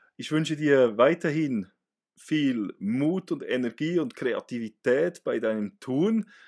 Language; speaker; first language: German; native; German